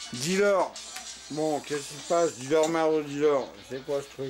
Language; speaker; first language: French; native; French